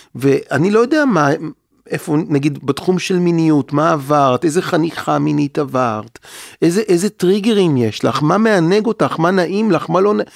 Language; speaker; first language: Hebrew; native; Hebrew